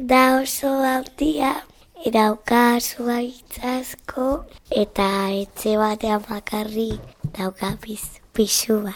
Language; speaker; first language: Basque; non-native, local second language; Spanish